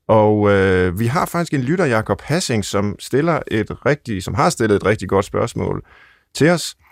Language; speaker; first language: Danish; native; Danish